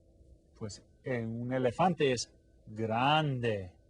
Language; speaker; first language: Spanish; non-native, fluent; English